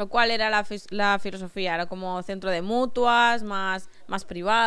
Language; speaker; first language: Spanish; native; Spanish